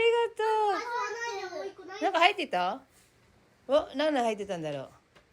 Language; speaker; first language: Japanese; non-native, learner; Filipino